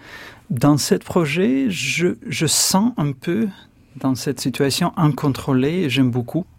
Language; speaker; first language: French; non-native, fluent; Russian